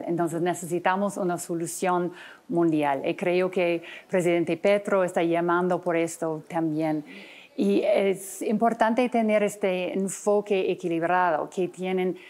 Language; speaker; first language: Spanish; non-native, fluent; English